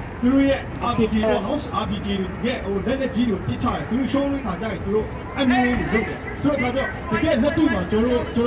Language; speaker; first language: Burmese; non-native, local second language; Kachin